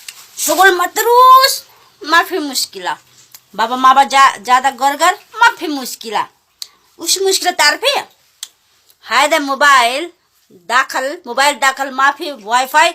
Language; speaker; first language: Arabic; non-native, learner; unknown